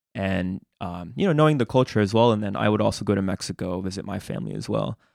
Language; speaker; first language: English; early bilingual, other home language; Spanish